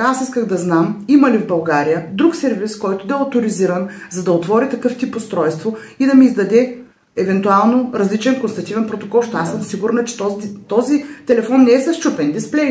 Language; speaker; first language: Bulgarian; native; Bulgarian